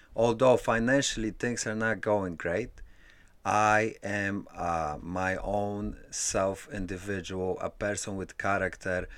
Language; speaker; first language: English; early bilingual, other home language; Polish